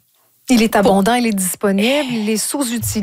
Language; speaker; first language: French; native; French